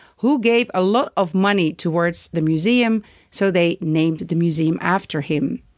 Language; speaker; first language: English; non-native, fluent; Dutch